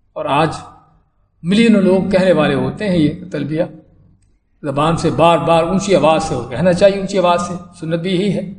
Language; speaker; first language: Urdu; native; Urdu